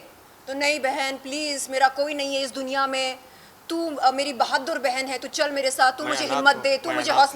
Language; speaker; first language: Hindi; native; Hindi